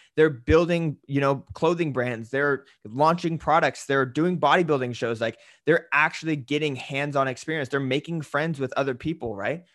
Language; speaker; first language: English; native; English